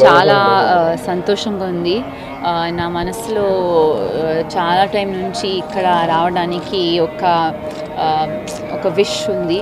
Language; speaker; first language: Telugu; non-native, fluent; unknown